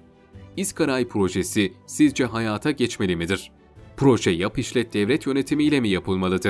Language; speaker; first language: Turkish; native; Turkish